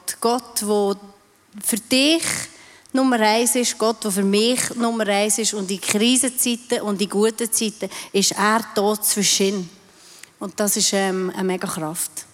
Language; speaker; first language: German; native; German